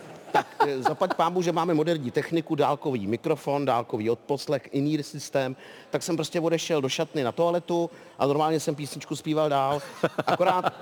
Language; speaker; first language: Czech; native; Czech